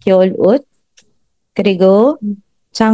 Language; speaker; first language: Korean; non-native, fluent; Filipino